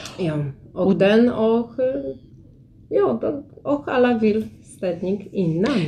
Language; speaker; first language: Swedish; non-native, learner; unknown